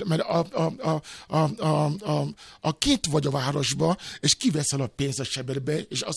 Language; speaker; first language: Hungarian; non-native, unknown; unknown